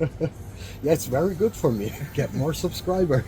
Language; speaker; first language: English; non-native, learner; German